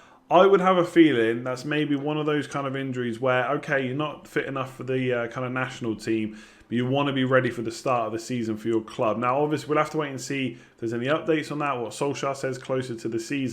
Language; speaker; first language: English; native; English